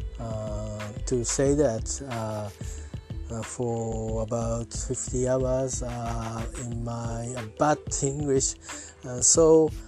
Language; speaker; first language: English; non-native, learner; Japanese